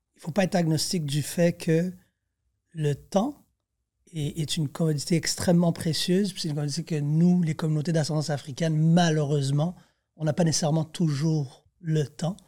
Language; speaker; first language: French; native; French